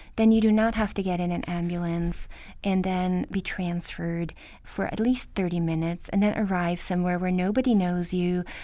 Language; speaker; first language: English; early bilingual, other home language; Norwegian